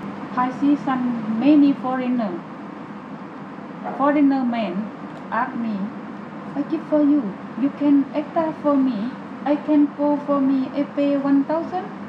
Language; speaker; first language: English; non-native, learner; Thai